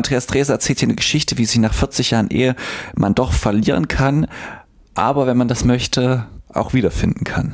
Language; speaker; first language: German; native; German